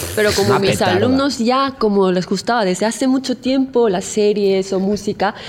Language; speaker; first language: Spanish; non-native, fluent; Korean